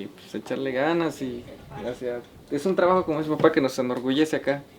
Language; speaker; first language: Spanish; native; Spanish